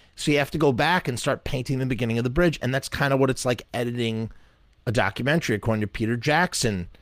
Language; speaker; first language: English; native; English